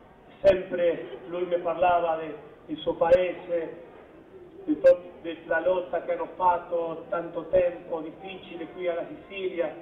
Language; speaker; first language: Italian; non-native, fluent; Spanish